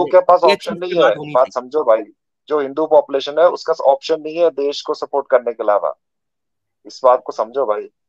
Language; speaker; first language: Hindi; native; Hindi